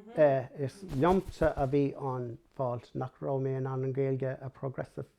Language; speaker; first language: Irish; non-native, local second language; English